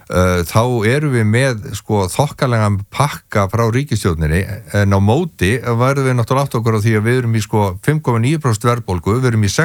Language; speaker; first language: Icelandic; native; Icelandic